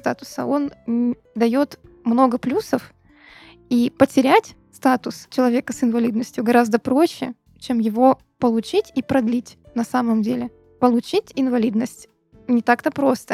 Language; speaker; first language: Russian; native; Russian